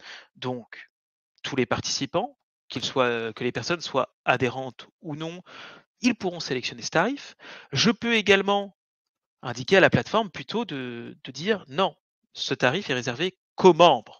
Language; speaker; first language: French; native; French